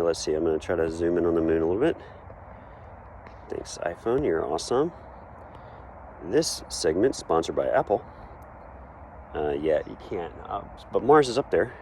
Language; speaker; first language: English; native; English